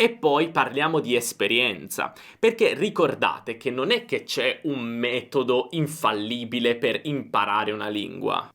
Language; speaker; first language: Italian; native; Italian